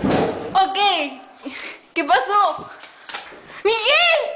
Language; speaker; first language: Spanish; native; Spanish